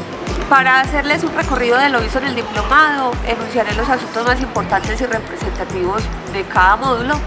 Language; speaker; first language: Spanish; native; Spanish